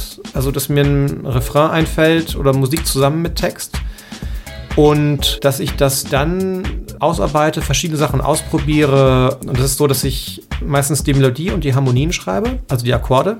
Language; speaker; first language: German; native; German